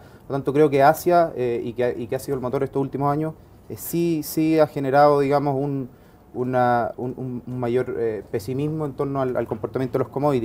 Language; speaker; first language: Spanish; native; Spanish